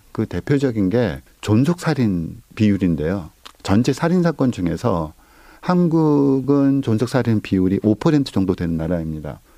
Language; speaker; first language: Korean; native; Korean